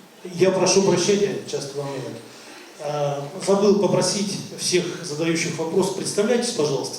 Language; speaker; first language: Russian; native; Russian